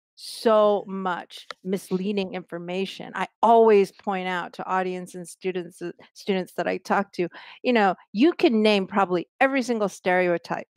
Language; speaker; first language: English; native; English